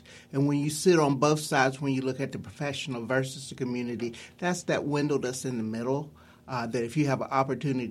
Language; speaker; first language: English; native; English